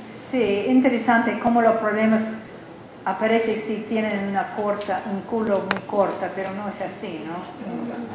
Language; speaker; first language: Spanish; non-native, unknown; English